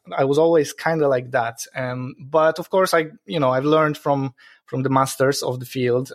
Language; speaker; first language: English; non-native, fluent; Polish